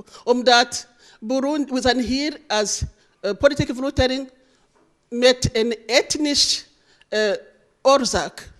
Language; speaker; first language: Dutch; non-native, learner; Rundi